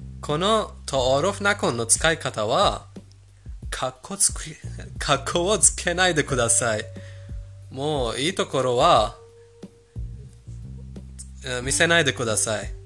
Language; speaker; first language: Japanese; non-native, fluent; Persian